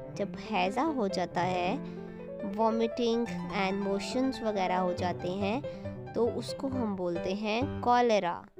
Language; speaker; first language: Urdu; native; Urdu